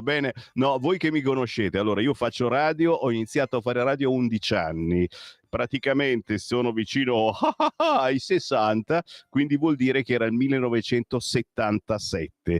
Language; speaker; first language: Italian; native; Italian